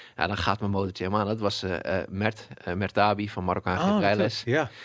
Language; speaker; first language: Dutch; early bilingual, other home language; Arabic